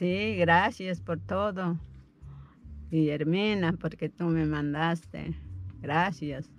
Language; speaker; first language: Spanish; non-native, local second language; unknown